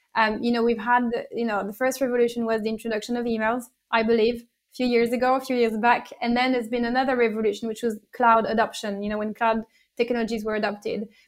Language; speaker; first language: English; non-native, fluent; French